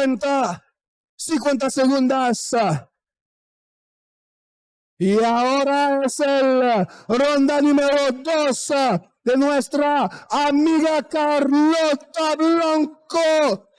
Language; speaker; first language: Spanish; non-native, learner; French